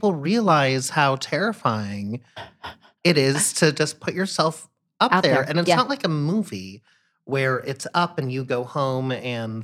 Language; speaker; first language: English; native; English